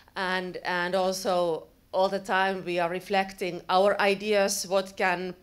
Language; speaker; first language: English; non-native, fluent; Finnish